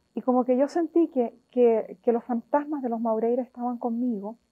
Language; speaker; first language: Spanish; native; Spanish